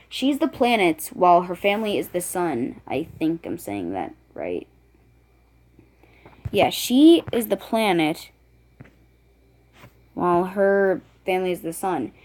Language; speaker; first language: English; native; English